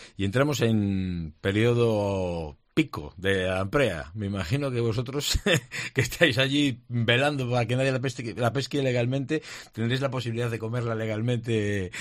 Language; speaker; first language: Spanish; native; Spanish